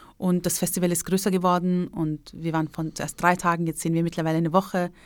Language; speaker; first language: German; early bilingual, other home language; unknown